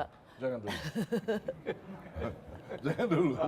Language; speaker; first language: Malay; non-native, fluent; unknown